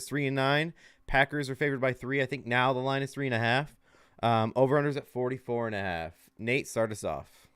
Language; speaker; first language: English; native; English